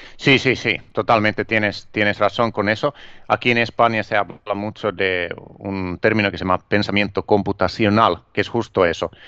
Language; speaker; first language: Spanish; non-native, fluent; Finnish